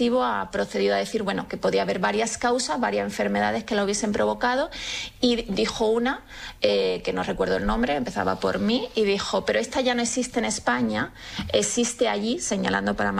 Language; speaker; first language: Spanish; native; Spanish